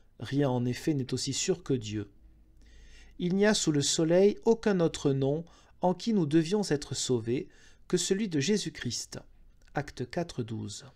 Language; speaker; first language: French; native; French